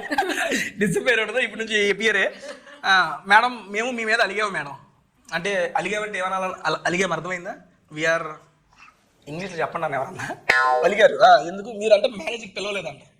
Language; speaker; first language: Telugu; native; Telugu